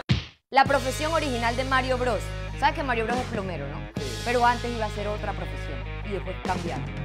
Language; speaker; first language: Spanish; native; Spanish